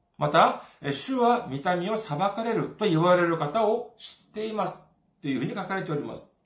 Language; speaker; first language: Japanese; non-native, fluent; Korean